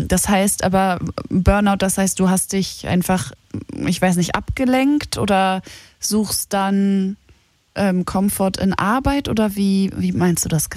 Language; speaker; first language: German; native; German